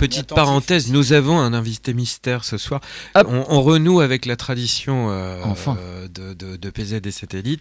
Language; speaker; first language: French; native; French